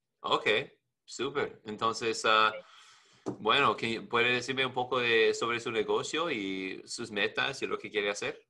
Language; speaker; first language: Spanish; non-native, learner; English